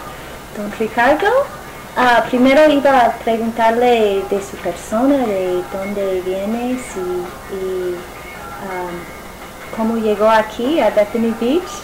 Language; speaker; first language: Spanish; non-native, fluent; English